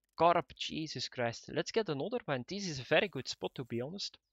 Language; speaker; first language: English; non-native, fluent; Dutch